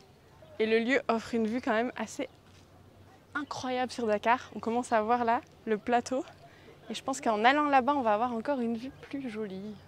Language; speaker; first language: French; native; French